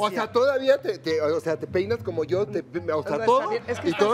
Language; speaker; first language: Spanish; native; Spanish